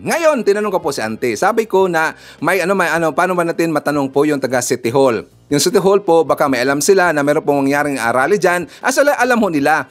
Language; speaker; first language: Filipino; non-native, local second language; Cebuano